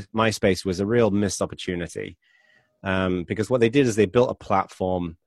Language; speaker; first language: English; native; English